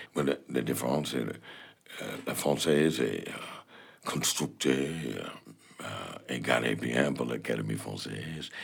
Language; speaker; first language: French; non-native, learner; English